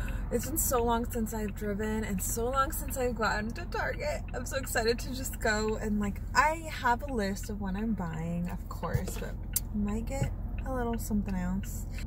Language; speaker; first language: English; early bilingual, other home language; Spanish